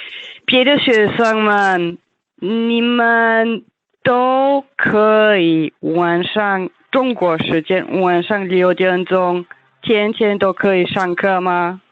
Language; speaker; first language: Chinese; non-native, fluent; German